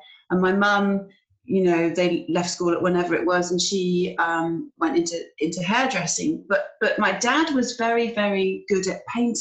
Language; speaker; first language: English; native; English